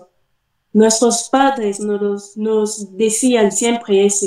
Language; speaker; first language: Spanish; non-native, fluent; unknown